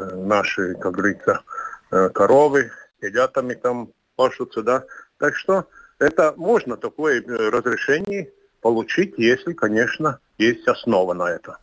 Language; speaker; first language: Russian; non-native, local second language; Latvian